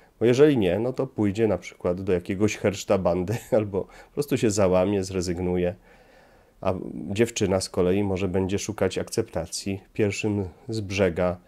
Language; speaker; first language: Polish; native; Polish